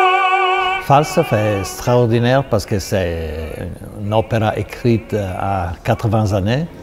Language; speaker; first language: French; non-native, fluent; Italian